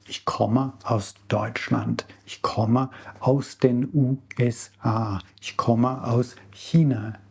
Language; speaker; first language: German; non-native, fluent; English